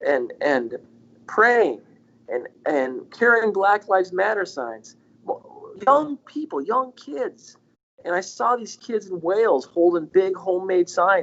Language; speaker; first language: English; native; English